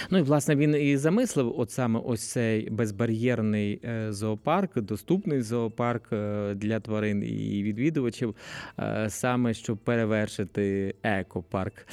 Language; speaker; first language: Ukrainian; native; Ukrainian